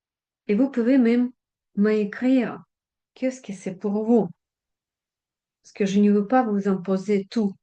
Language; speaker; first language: French; non-native, fluent; Russian